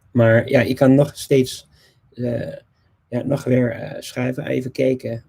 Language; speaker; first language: Dutch; non-native, fluent; English